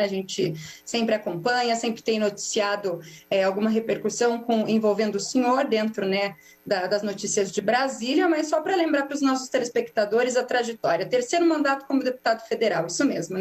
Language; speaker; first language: Portuguese; native; Portuguese